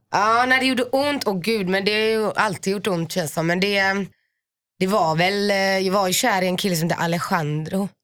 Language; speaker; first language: Swedish; native; Swedish